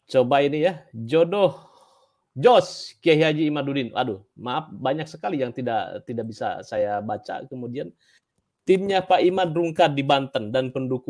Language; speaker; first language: Indonesian; native; Indonesian